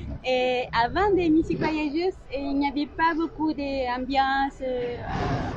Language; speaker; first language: French; non-native, learner; Spanish